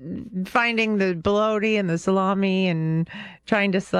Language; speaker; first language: English; native; English